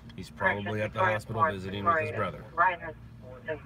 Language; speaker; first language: English; native; English